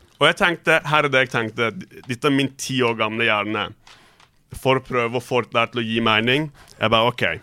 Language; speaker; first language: Norwegian; early bilingual, other home language; Turkish